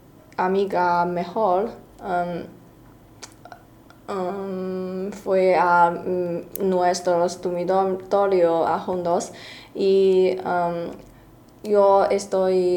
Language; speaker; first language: Spanish; non-native, learner; Chinese